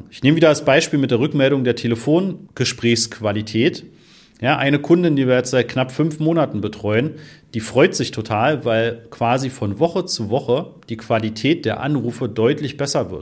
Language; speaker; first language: German; native; German